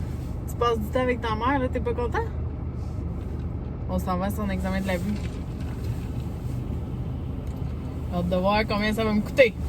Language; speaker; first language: French; native; French